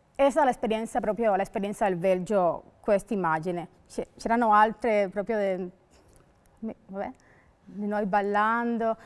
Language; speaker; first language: Italian; non-native, fluent; Spanish